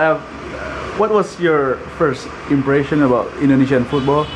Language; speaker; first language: English; non-native, fluent; Indonesian